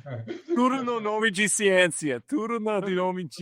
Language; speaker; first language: Portuguese; non-native, fluent; English